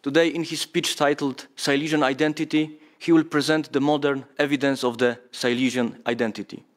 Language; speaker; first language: English; non-native, fluent; Polish